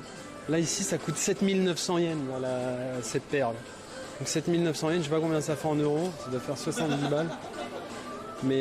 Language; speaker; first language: French; native; French